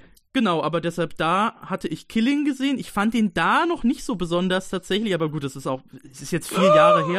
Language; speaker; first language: German; native; German